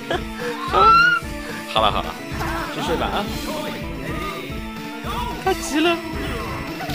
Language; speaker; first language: Chinese; native; Chinese